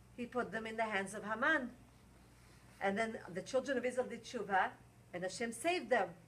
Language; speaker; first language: English; non-native, fluent; Hebrew